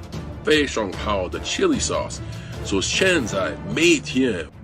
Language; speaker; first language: Chinese; non-native, learner; English